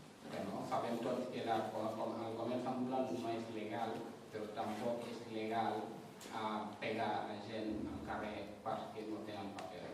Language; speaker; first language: Catalan; non-native, fluent; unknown